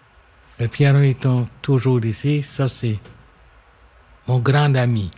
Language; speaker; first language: French; non-native, local second language; English